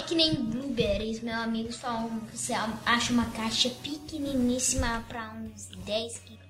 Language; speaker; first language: Portuguese; early bilingual, heritage; Portuguese